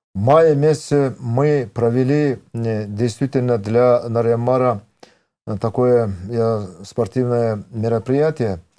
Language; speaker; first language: Russian; non-native, local second language; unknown